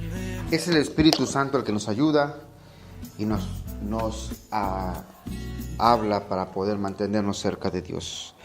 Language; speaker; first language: Spanish; native; Spanish